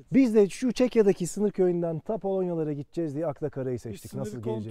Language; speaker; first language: Turkish; native; Turkish